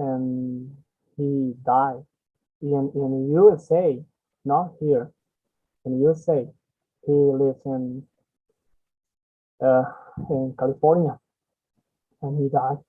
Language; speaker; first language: English; non-native, learner; Spanish